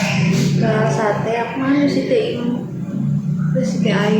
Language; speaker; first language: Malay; non-native, local second language; Javanese